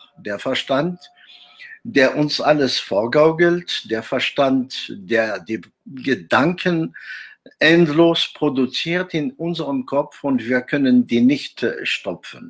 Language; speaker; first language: German; non-native, fluent; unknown